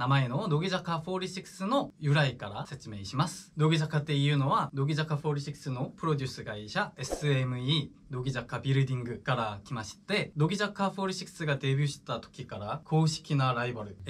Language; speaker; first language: Japanese; non-native, fluent; Korean